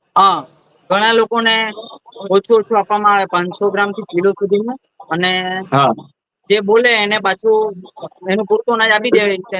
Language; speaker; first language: Gujarati; native; Gujarati